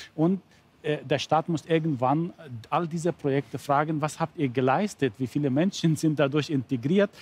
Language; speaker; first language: German; non-native, fluent; Arabic